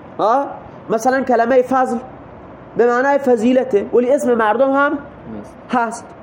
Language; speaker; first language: Persian; non-native, local second language; Baluchi